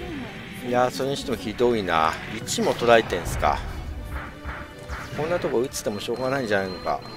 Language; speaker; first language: Japanese; native; Japanese